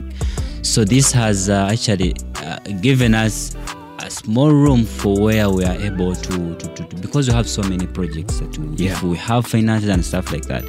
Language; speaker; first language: English; non-native, local second language; Ganda